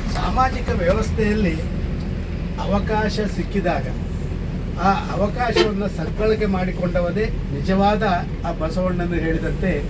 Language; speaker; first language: Kannada; native; Kannada